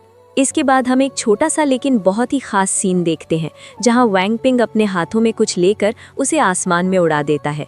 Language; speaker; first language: Hindi; native; Hindi